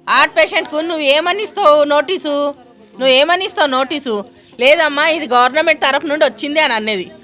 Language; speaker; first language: Telugu; native; Telugu